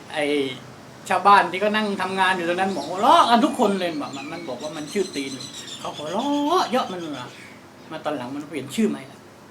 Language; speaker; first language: Thai; non-native, local second language; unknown